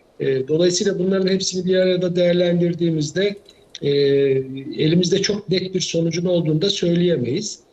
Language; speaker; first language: Turkish; native; Turkish